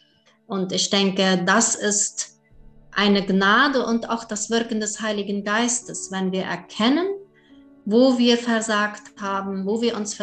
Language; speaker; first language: German; early bilingual, heritage; German